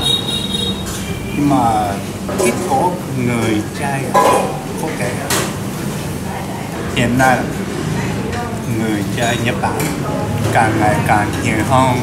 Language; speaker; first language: Vietnamese; non-native, learner; Japanese